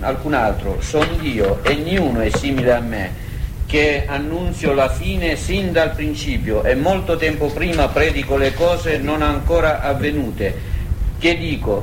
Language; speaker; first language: Italian; native; Italian